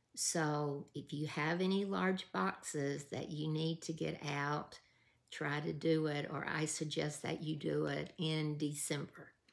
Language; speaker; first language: English; native; English